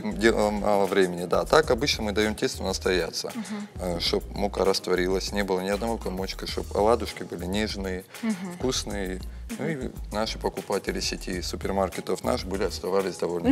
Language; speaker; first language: Russian; native; Russian